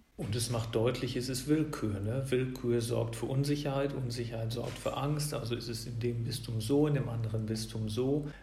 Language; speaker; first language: German; native; German